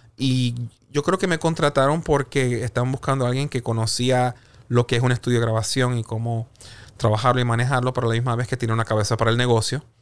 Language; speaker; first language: Spanish; native; Spanish